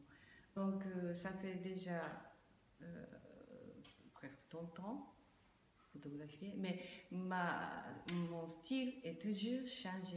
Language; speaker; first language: French; non-native, learner; Japanese